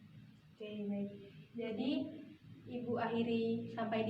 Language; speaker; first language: Indonesian; native; Indonesian